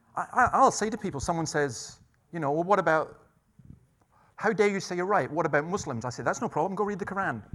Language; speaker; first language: English; native; English